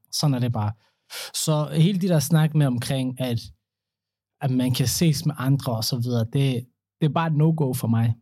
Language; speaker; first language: Danish; early bilingual, other home language; Somali